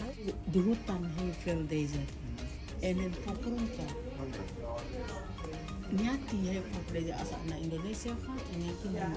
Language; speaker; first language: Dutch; non-native, learner; Indonesian